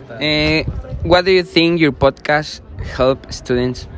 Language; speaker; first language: English; non-native, learner; Spanish